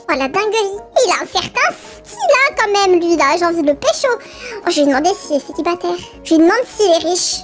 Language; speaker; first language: French; early bilingual, other home language; Polish